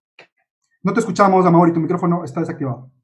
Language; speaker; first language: Spanish; native; Spanish